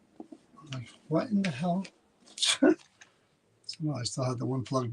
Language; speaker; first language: English; native; English